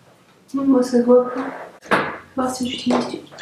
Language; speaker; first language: French; native; French